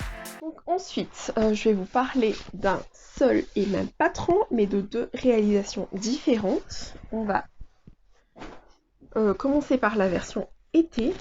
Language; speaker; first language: French; native; French